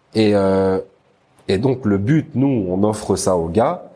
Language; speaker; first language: French; native; French